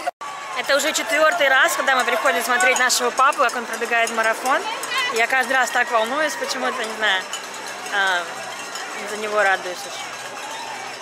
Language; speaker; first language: Russian; native; Russian